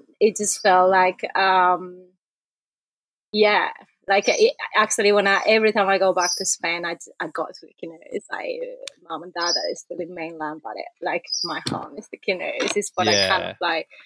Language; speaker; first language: English; non-native, fluent; Spanish